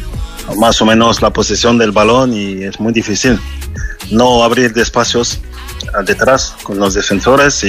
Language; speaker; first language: Spanish; non-native, fluent; French